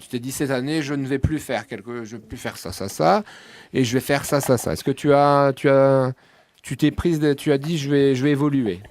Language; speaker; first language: French; native; French